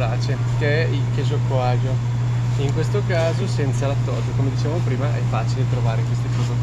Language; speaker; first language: Italian; native; Italian